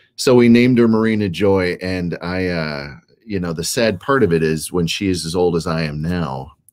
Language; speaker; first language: English; native; English